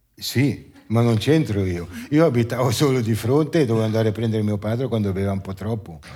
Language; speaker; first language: Italian; native; Italian